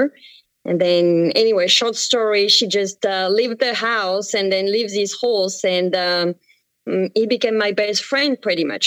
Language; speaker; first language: English; non-native, fluent; French